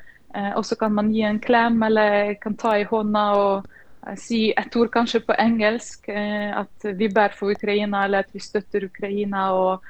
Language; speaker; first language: Norwegian; non-native, fluent; Ukrainian